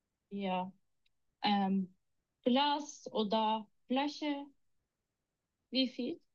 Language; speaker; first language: German; non-native, learner; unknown